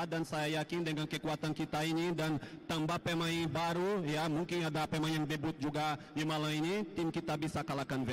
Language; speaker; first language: Indonesian; non-native, fluent; Portuguese